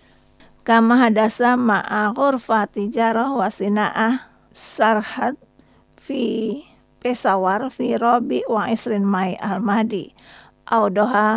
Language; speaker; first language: Arabic; non-native, fluent; Indonesian